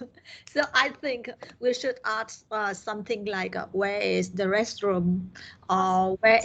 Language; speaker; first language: English; non-native, learner; Vietnamese